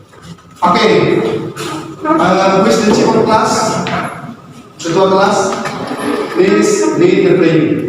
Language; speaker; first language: English; non-native, learner; Indonesian